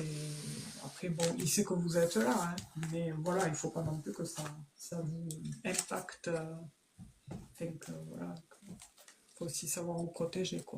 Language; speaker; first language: French; native; French